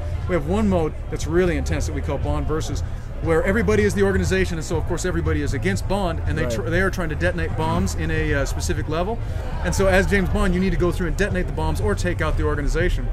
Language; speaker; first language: English; native; English